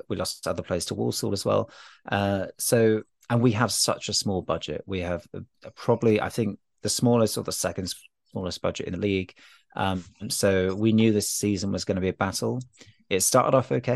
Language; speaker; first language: English; native; English